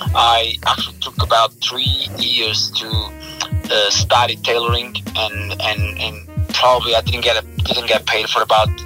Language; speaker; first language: English; non-native, fluent; Portuguese